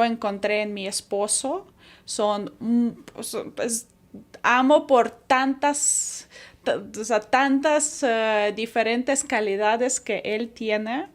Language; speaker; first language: Spanish; non-native, fluent; Ukrainian